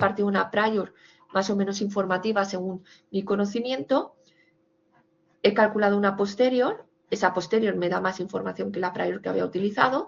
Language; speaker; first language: Spanish; native; Spanish